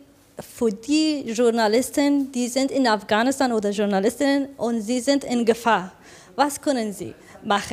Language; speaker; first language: German; non-native, fluent; Persian